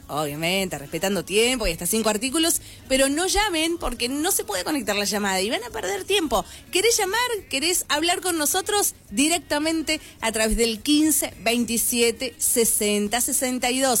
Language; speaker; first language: Spanish; native; Spanish